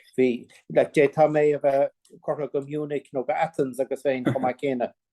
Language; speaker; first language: Irish; non-native, local second language; English